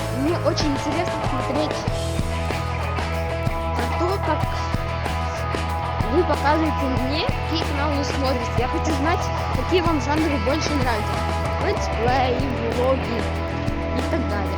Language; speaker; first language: Russian; non-native, local second language; Ukrainian